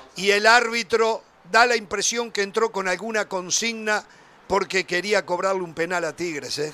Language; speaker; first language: Spanish; native; Spanish